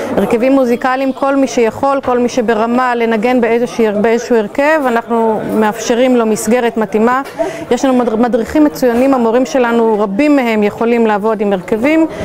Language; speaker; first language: Hebrew; native; Hebrew